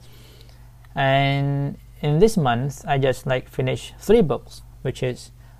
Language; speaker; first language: English; non-native, fluent; Thai